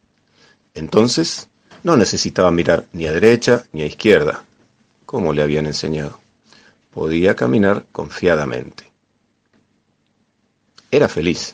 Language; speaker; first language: Spanish; native; Spanish